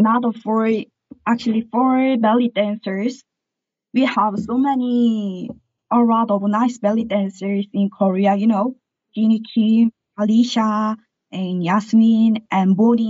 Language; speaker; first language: English; non-native, learner; Korean